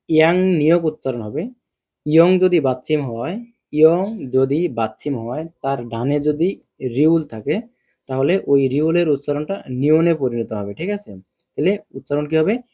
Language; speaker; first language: Bangla; native; Bangla